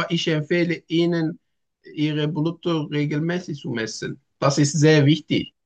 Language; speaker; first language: German; non-native, learner; Turkish